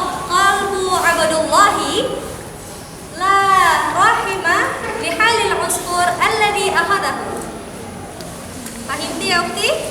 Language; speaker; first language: Arabic; non-native, fluent; Indonesian